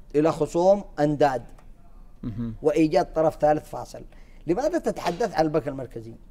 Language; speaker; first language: Arabic; native; Arabic